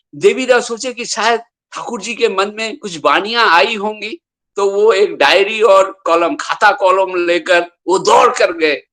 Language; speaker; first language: Hindi; non-native, local second language; Bangla